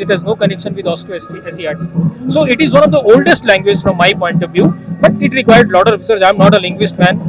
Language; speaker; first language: English; non-native, local second language; Hindi